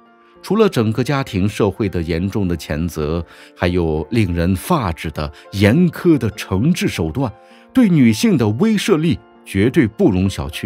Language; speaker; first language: Chinese; native; Chinese